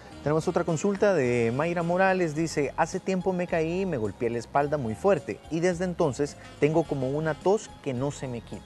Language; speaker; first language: Spanish; native; Spanish